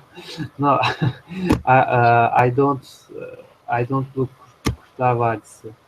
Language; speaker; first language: English; non-native, learner; Turkish